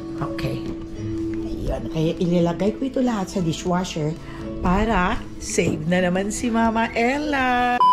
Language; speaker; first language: Filipino; non-native, local second language; Cebuano